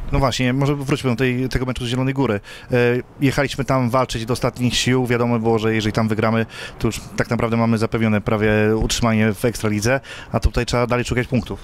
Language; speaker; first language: Polish; native; Polish